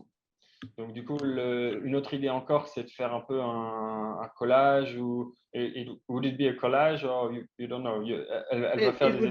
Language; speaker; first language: French; native; French